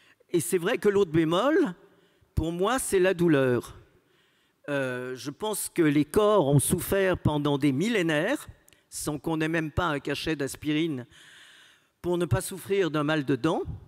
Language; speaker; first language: French; native; French